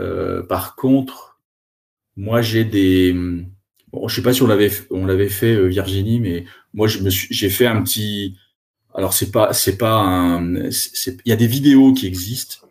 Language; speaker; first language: French; native; French